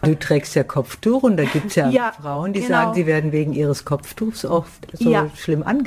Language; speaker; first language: German; native; German